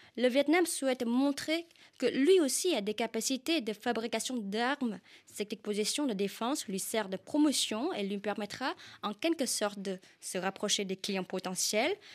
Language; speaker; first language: French; non-native, fluent; Vietnamese